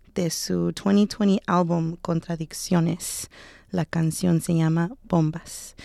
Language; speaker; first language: Spanish; early bilingual, heritage; Spanish